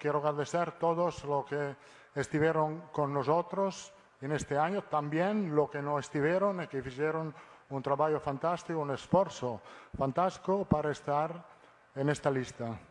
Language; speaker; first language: Portuguese; non-native, fluent; Italian